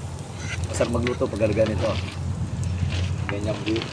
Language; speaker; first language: Filipino; native; Filipino